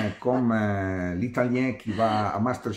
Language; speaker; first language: French; non-native, learner; Italian